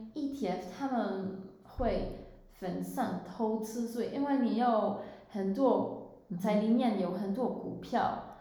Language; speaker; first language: Chinese; non-native, fluent; Swiss German